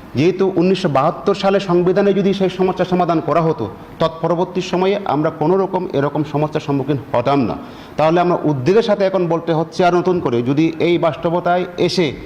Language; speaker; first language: Bangla; non-native, local second language; Chakma